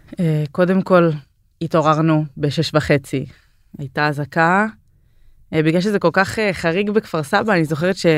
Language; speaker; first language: Hebrew; native; Hebrew